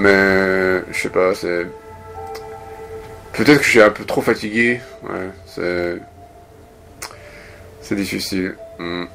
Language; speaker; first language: French; non-native, fluent; Japanese